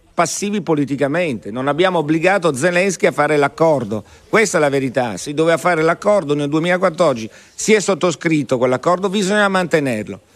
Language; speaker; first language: Italian; native; Italian